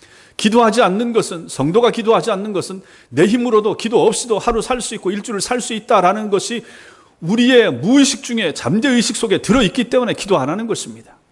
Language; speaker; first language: Korean; native; Korean